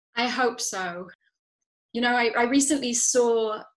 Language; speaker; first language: English; native; English